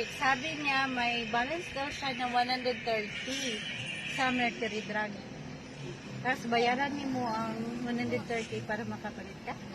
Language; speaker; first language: Filipino; non-native, local second language; Cebuano